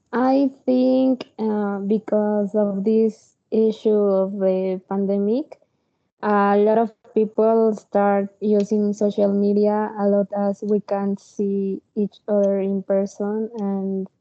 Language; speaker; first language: English; non-native, learner; Spanish